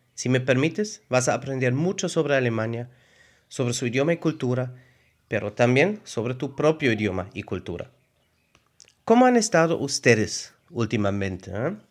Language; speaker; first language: Spanish; non-native, fluent; German